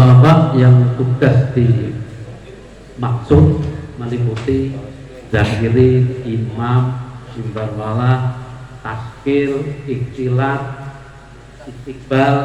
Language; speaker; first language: Indonesian; non-native, local second language; Javanese